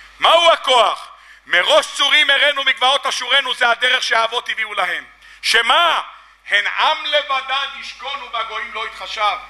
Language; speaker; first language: Hebrew; native; Hebrew